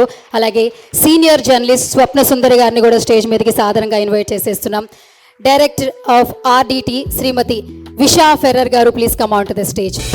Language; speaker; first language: Telugu; native; Telugu